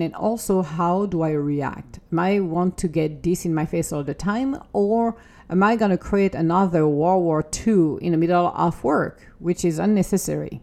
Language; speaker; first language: English; non-native, fluent; French